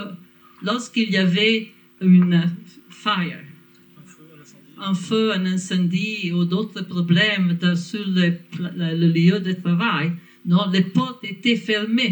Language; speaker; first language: French; non-native, fluent; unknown